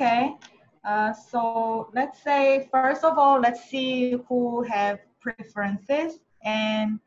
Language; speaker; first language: English; non-native, fluent; Korean